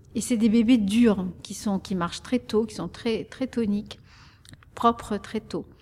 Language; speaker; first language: French; early bilingual, other home language; Spanish